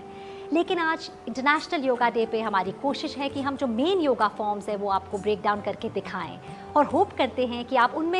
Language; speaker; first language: Hindi; native; Hindi